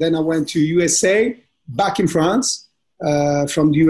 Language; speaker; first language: English; non-native, fluent; Italian